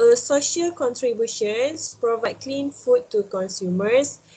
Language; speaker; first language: English; non-native, local second language; Malay